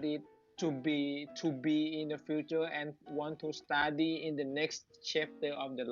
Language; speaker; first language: English; non-native, learner; Thai